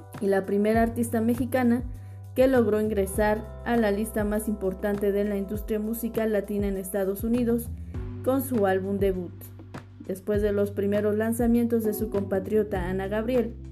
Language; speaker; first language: Spanish; native; Spanish